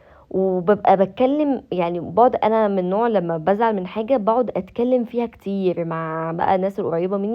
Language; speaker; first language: Arabic; native; Arabic